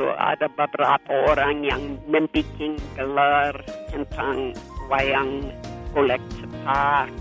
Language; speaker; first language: Indonesian; non-native, fluent; English